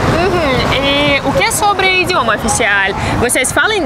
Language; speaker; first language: Portuguese; non-native, learner; Russian